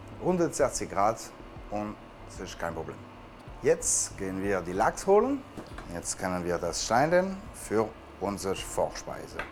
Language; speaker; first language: German; non-native, learner; French